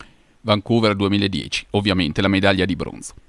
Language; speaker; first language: Italian; native; Italian